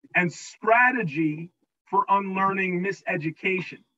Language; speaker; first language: English; native; English